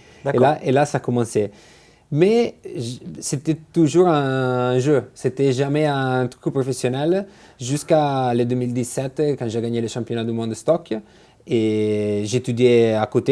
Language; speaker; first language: French; non-native, fluent; Italian